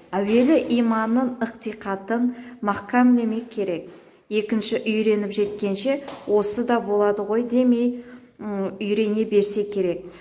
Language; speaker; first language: Kazakh; non-native, local second language; Uyghur